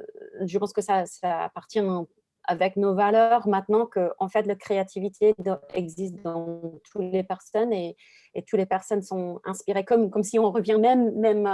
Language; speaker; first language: French; non-native, fluent; English